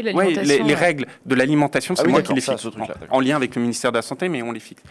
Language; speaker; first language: French; native; French